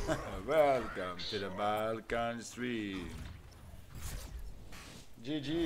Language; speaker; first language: English; non-native, learner; Bosnian